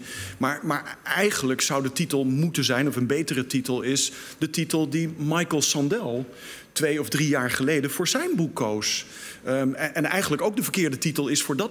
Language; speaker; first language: Dutch; native; Dutch